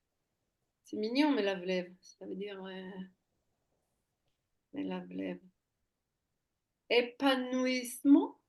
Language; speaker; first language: French; non-native, fluent; Hebrew